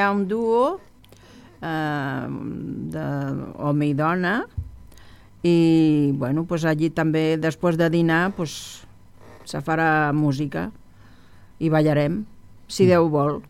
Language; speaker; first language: Catalan; non-native, local second language; Spanish